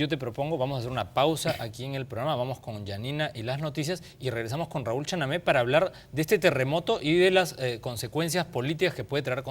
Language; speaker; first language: Spanish; native; Spanish